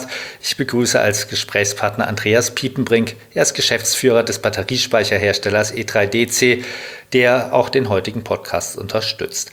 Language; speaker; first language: German; native; German